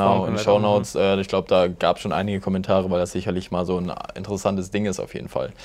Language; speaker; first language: German; native; German